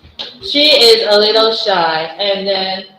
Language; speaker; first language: English; non-native, fluent; Chinese